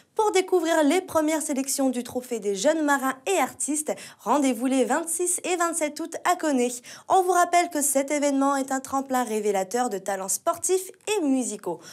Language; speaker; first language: French; native; French